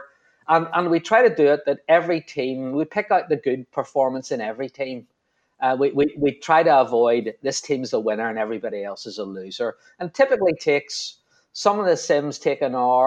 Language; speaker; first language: English; native; English